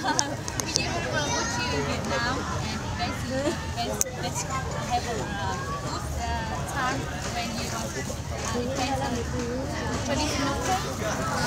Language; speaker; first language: English; non-native, learner; Vietnamese